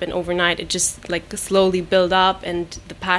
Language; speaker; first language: English; non-native, fluent; German